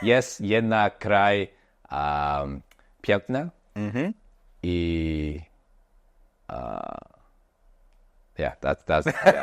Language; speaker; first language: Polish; non-native, learner; English